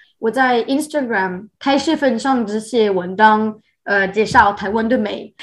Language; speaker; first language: Chinese; non-native, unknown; French